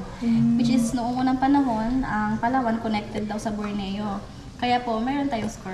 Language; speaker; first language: Filipino; native; Filipino